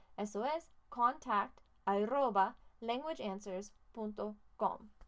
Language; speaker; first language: Spanish; non-native, learner; English